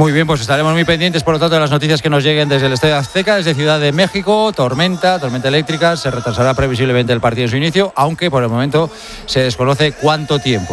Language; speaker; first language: Spanish; native; Spanish